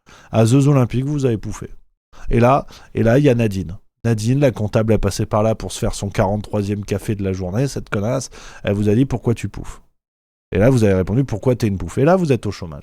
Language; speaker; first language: French; native; French